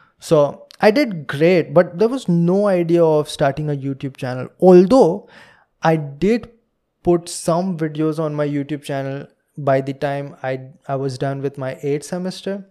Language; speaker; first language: English; non-native, local second language; Hindi